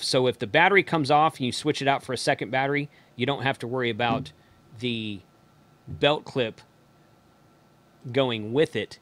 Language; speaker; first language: English; native; English